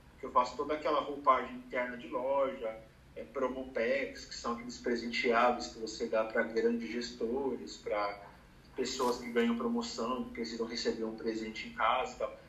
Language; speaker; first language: Portuguese; native; Portuguese